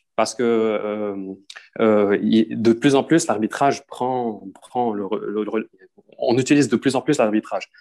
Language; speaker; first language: French; non-native, local second language; Arabic